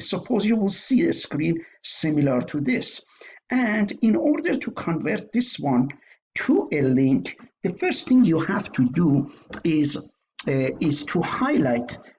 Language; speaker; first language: English; non-native, fluent; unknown